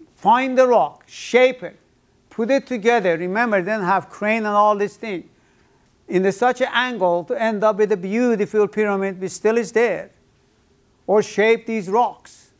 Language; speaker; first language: English; non-native, fluent; Persian